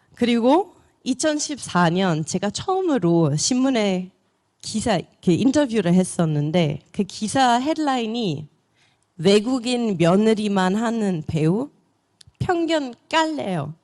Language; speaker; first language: Korean; non-native, fluent; German